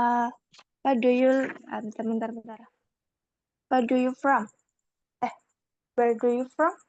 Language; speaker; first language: English; non-native, learner; Indonesian